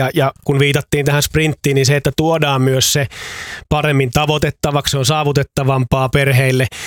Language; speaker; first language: Finnish; native; Finnish